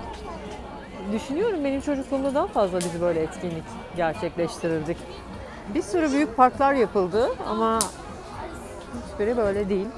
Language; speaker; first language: Turkish; native; Turkish